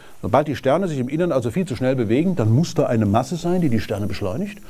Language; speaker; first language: German; native; German